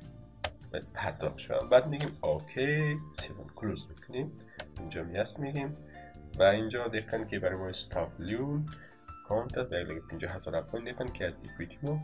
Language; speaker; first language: Persian; native; Persian